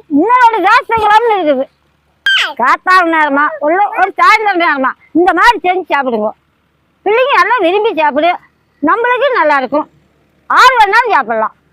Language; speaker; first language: Tamil; native; Tamil